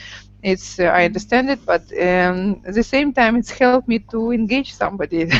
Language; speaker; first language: English; non-native, learner; Russian